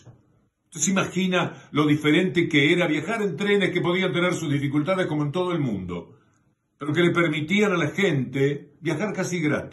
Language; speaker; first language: Spanish; native; Spanish